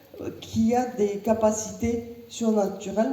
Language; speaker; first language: French; native; French